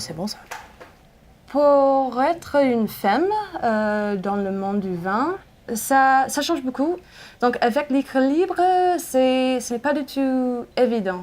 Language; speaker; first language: French; non-native, fluent; English